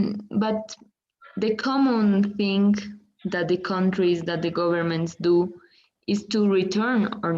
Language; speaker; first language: English; non-native, learner; Spanish